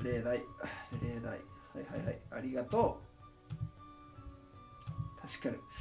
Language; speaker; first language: Japanese; non-native, learner; English